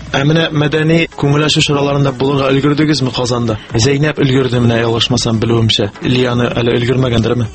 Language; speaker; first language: Tatar; native; Tatar